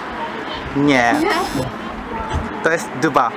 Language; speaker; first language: Polish; non-native, learner; Japanese